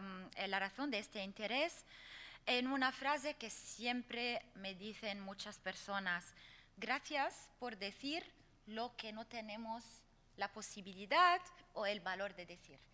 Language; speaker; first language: Spanish; non-native, fluent; Arabic